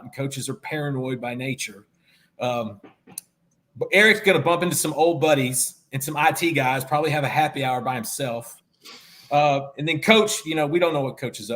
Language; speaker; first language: English; native; English